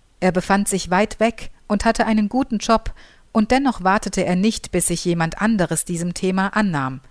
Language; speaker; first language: German; native; German